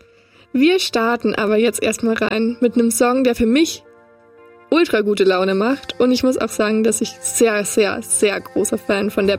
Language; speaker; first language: German; native; German